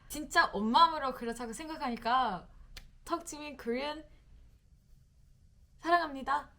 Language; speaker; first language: Korean; non-native, fluent; English